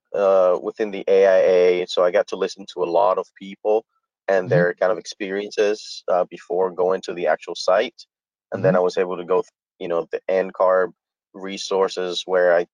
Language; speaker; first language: English; early bilingual, other home language; Spanish